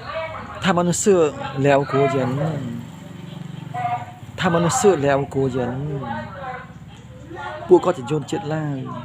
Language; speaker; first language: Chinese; non-native, learner; Khmer